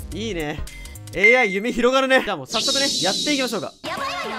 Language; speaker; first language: Japanese; native; Japanese